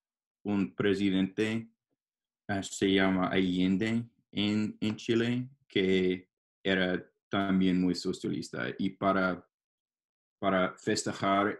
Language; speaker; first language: Spanish; non-native, learner; English